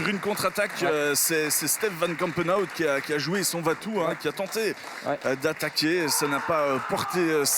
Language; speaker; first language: French; native; French